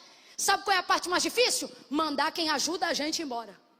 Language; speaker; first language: Portuguese; native; Portuguese